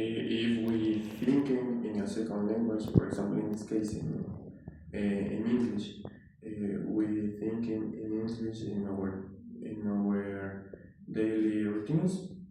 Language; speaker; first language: English; non-native, learner; Spanish